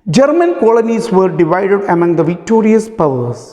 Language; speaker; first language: English; non-native, local second language; Malayalam